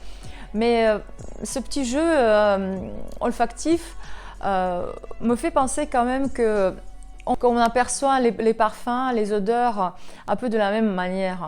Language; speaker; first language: French; non-native, fluent; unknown